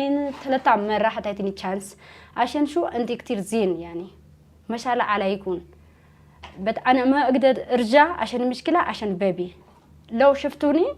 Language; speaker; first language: Arabic; non-native, learner; Amharic